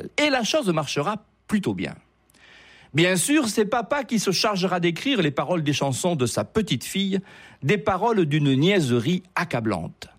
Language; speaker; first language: French; native; French